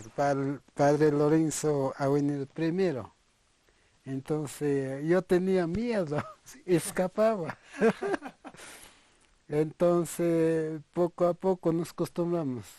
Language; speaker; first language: Spanish; non-native, local second language; Quechua